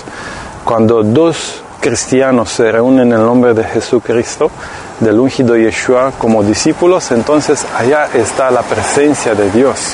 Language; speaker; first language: Spanish; non-native, fluent; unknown